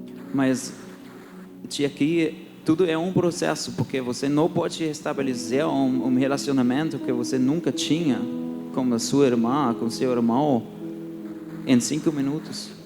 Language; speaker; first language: Portuguese; early bilingual, heritage; Portuguese